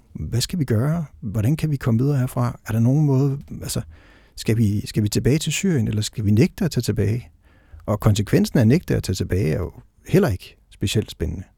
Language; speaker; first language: Danish; native; Danish